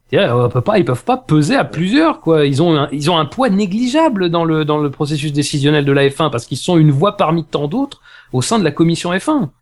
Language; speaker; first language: French; native; French